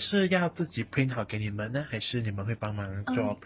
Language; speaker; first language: Chinese; native; Chinese